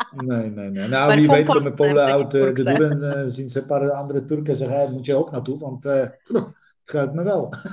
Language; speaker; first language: Dutch; non-native, fluent; Polish